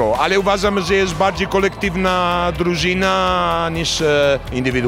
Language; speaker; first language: Polish; non-native, learner; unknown